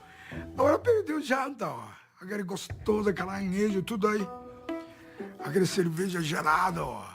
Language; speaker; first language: Portuguese; non-native, learner; Japanese